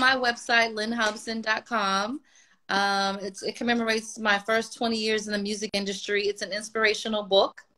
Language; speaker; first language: English; native; English